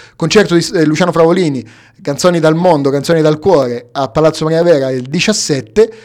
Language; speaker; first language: Italian; native; Italian